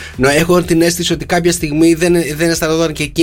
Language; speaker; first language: Greek; native; Greek